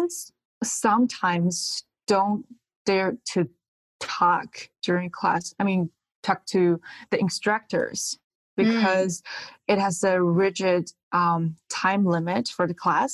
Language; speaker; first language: English; non-native, fluent; Chinese